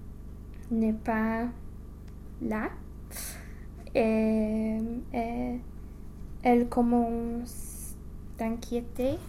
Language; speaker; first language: French; non-native, learner; English